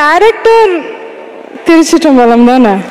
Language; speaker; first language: Tamil; non-native, fluent; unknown